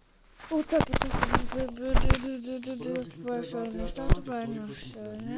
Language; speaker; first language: Bulgarian; non-native, learner; English